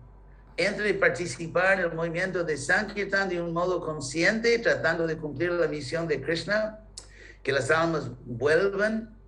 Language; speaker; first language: Spanish; non-native, fluent; English